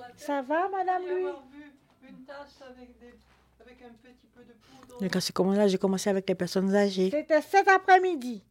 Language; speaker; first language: French; non-native, local second language; Haitian Creole